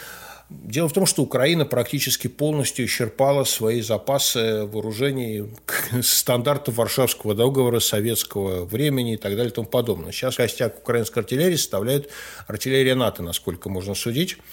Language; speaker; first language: Russian; native; Russian